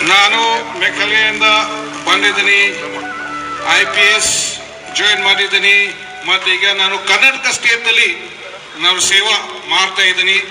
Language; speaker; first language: Kannada; non-native, local second language; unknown